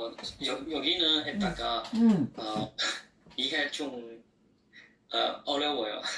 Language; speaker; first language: Korean; non-native, learner; Chinese